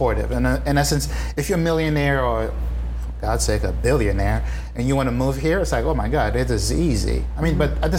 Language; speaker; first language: English; non-native, fluent; Haitian Creole